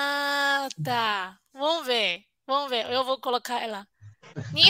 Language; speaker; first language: Portuguese; non-native, fluent; Chinese